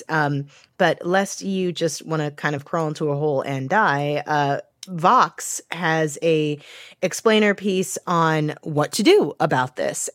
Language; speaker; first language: English; native; English